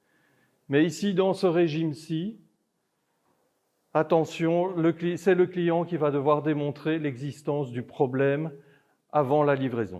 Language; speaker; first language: French; native; French